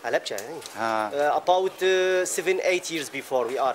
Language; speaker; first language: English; non-native, learner; Arabic